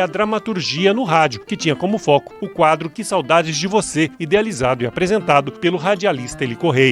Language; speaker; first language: Portuguese; native; Portuguese